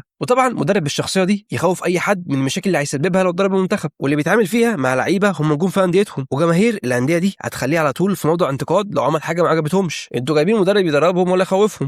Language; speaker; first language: Arabic; native; Arabic